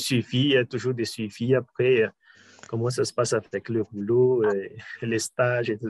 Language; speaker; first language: French; non-native, local second language; Malagasy